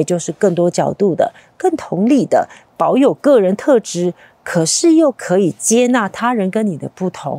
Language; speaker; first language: Chinese; native; Chinese